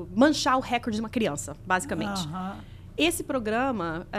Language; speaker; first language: Portuguese; early bilingual, heritage; English